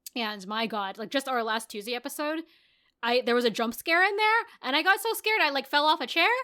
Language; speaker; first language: English; native; English